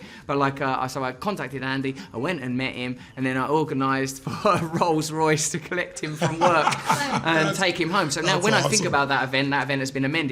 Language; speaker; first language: English; native; English